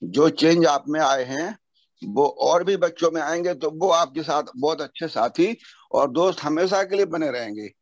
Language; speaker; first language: Hindi; native; Hindi